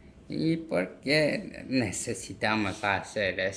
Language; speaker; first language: Spanish; non-native, learner; Korean